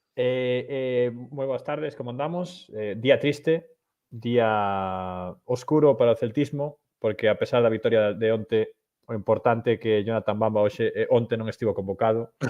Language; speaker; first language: Galician; non-native, local second language; Spanish